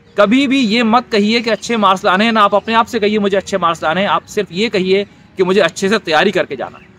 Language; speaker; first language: Hindi; native; Hindi